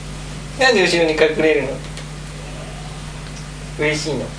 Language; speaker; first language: Japanese; native; Japanese